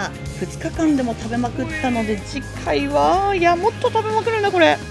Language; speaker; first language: Japanese; native; Japanese